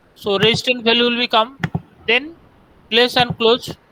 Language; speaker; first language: English; non-native, local second language; Bangla